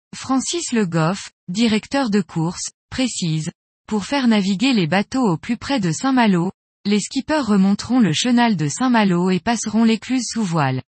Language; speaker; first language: French; native; French